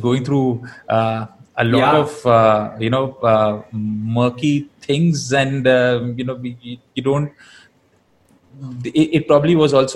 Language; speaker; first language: English; non-native, local second language; Malayalam